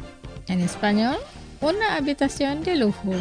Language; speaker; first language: Spanish; non-native, fluent; Indonesian